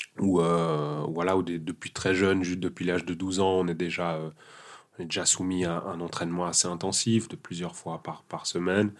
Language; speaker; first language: French; early bilingual, other home language; Portuguese